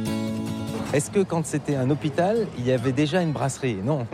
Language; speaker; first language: French; native; French